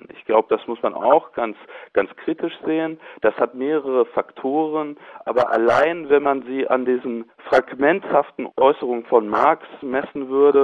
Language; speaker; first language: German; native; German